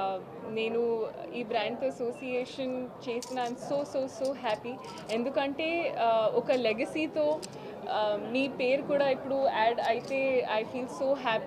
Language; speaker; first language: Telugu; non-native, local second language; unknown